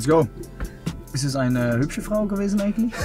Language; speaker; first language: German; non-native, learner; Dutch